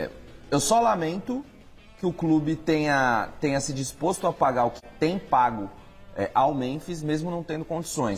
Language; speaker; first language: Portuguese; native; Portuguese